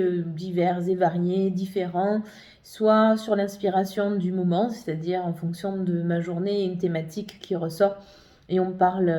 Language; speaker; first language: French; native; French